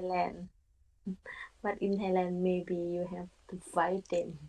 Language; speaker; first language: English; non-native, learner; Thai